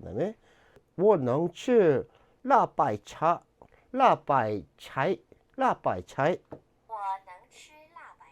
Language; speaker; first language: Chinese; non-native, learner; Korean